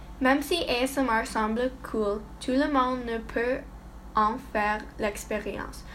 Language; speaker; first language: French; non-native, learner; English